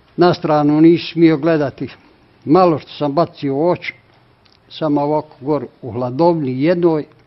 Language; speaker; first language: Serbian; native; Serbian